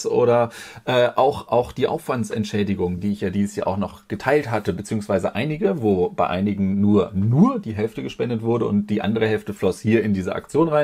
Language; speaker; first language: German; native; German